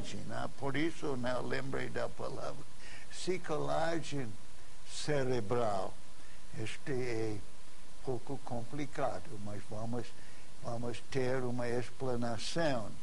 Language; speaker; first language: Portuguese; non-native, fluent; English